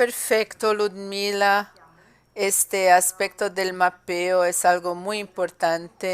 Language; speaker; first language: Spanish; non-native, fluent; Portuguese